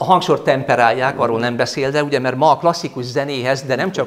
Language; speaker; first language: Hungarian; native; Hungarian